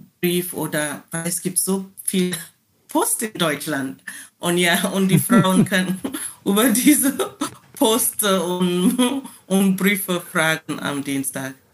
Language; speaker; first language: German; non-native, learner; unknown